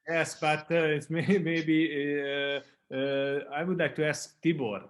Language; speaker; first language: English; non-native, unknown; Hungarian